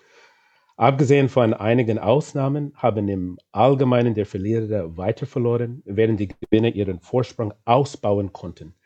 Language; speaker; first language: German; non-native, fluent; English